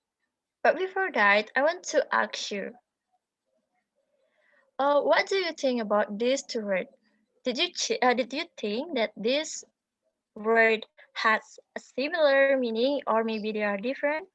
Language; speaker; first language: English; non-native, learner; Indonesian